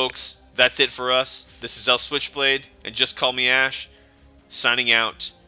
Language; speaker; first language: English; native; English